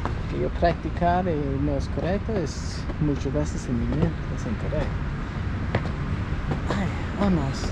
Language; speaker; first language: Spanish; non-native, learner; English